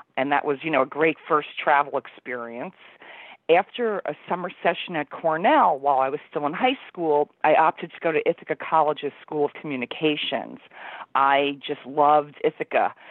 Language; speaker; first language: English; native; English